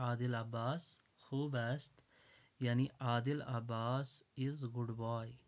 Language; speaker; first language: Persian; non-native, fluent; Urdu